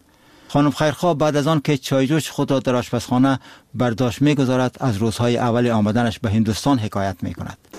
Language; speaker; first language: Persian; native; Persian